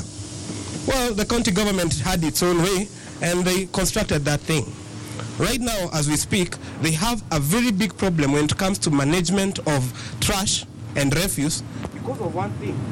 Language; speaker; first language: English; non-native, local second language; Kikuyu